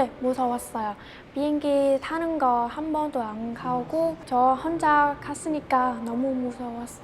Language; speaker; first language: Korean; non-native, learner; Vietnamese